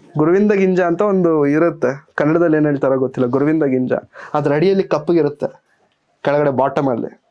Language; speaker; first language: Kannada; non-native, local second language; Telugu